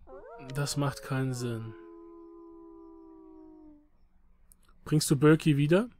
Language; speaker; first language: German; native; German